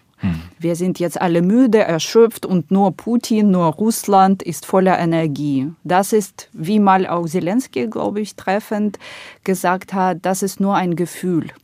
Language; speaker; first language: German; non-native, fluent; Ukrainian